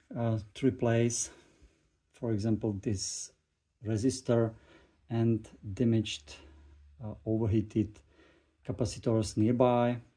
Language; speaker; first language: English; non-native, fluent; Czech